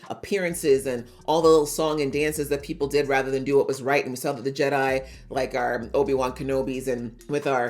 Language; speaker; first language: English; native; English